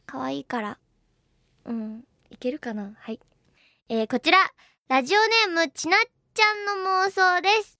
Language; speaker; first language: Japanese; native; Japanese